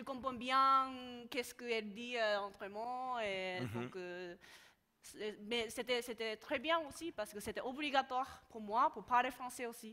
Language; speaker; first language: French; non-native, learner; Japanese